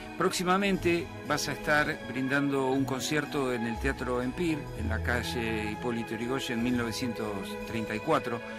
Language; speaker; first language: Spanish; native; Spanish